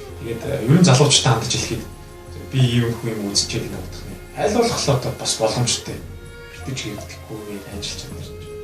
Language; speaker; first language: Mongolian; native; Mongolian